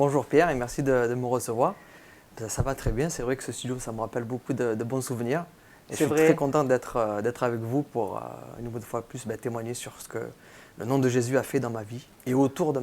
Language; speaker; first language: French; native; French